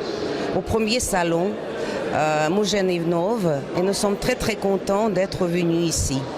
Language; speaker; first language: French; non-native, fluent; Russian